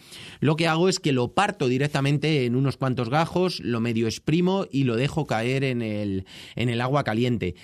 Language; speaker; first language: Spanish; native; Spanish